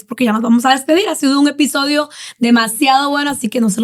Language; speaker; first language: Spanish; native; Spanish